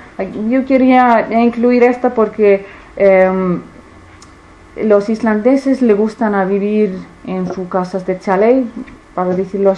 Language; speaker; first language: Spanish; non-native, fluent; Icelandic